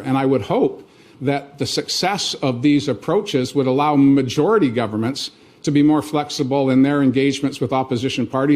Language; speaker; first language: English; native; English